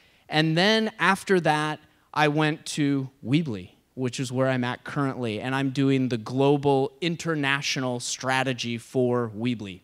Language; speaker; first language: English; native; English